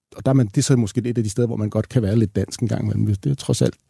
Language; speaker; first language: Danish; native; Danish